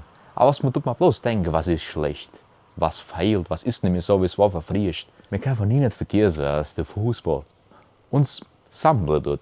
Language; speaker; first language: German; early bilingual, heritage; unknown